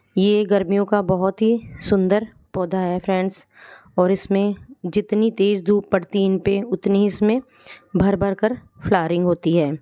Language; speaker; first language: Hindi; native; Hindi